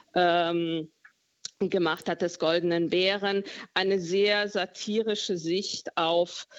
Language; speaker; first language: German; early bilingual, other home language; Romanian